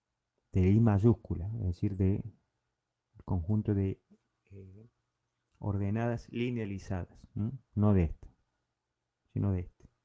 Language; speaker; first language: Spanish; native; Spanish